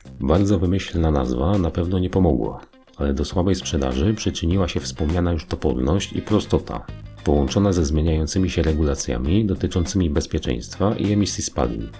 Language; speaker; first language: Polish; native; Polish